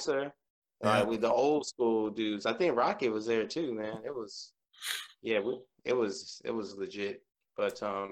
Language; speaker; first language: English; native; English